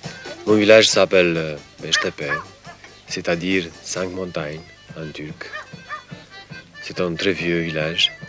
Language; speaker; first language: French; non-native, fluent; Romanian